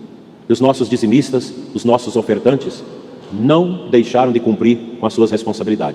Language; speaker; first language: Portuguese; native; Portuguese